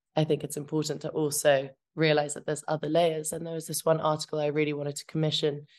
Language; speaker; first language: English; early bilingual, other home language; Albanian